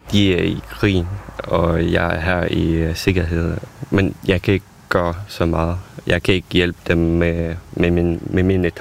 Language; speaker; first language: Danish; non-native, learner; Ukrainian